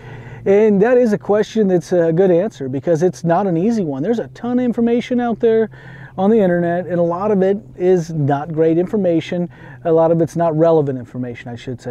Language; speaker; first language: English; native; English